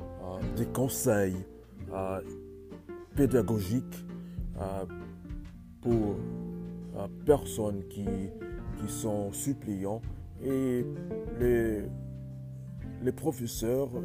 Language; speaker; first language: French; non-native, learner; English